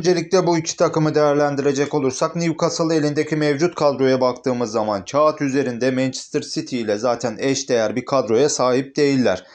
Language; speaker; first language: Turkish; native; Turkish